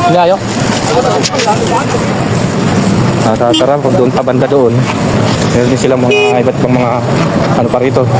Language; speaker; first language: Filipino; non-native, local second language; Pampanga